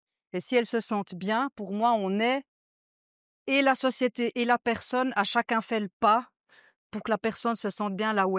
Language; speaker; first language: French; native; French